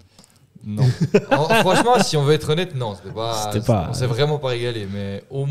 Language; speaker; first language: French; native; French